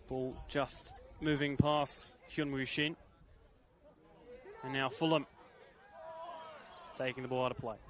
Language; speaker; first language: English; native; English